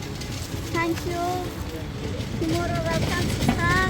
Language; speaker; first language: English; non-native, learner; Arabic